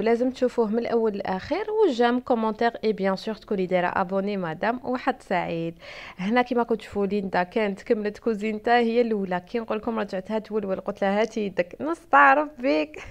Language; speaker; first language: Arabic; native; Arabic